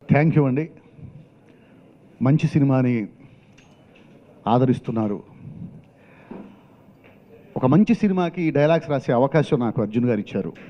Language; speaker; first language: Telugu; native; Telugu